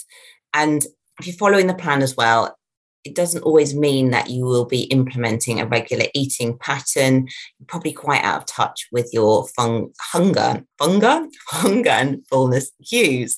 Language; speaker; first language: English; native; English